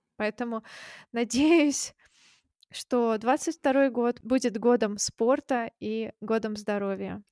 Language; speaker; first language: Russian; native; Russian